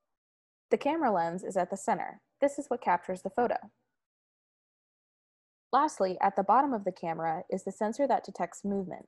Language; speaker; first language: English; native; English